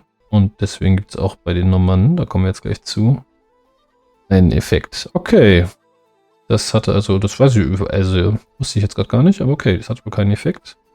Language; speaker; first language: German; native; German